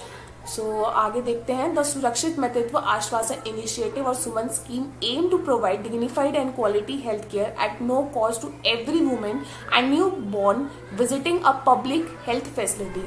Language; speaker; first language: Hindi; native; Hindi